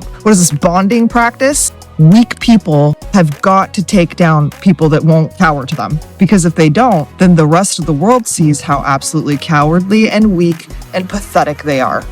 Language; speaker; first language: English; native; English